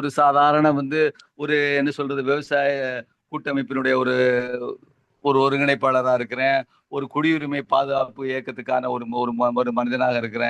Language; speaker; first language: Tamil; native; Tamil